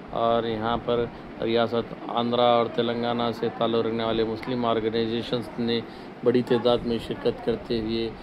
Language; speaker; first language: Urdu; native; Urdu